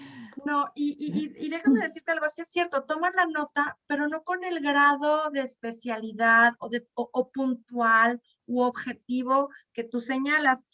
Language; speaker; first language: Spanish; native; Spanish